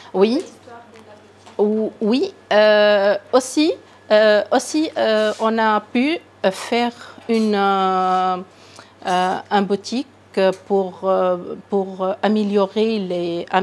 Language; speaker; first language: French; non-native, local second language; Arabic